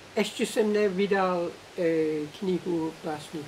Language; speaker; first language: Czech; non-native, learner; English